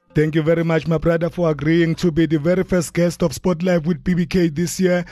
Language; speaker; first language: English; non-native, local second language; Zulu